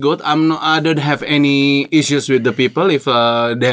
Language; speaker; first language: English; non-native, learner; Indonesian